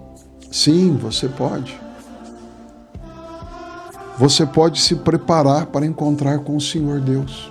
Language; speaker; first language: Portuguese; native; Portuguese